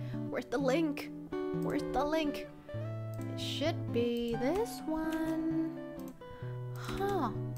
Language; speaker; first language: English; non-native, fluent; Thai